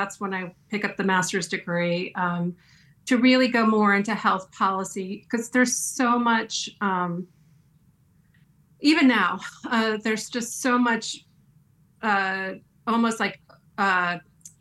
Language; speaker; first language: English; native; English